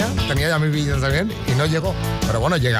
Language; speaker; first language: Spanish; native; Spanish